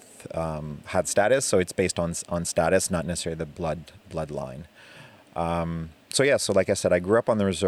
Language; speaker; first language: English; non-native, fluent; French